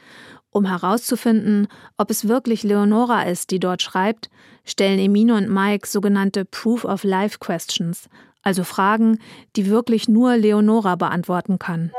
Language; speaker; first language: German; native; German